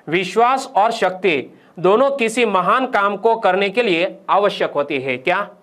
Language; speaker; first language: Hindi; non-native, local second language; Gujarati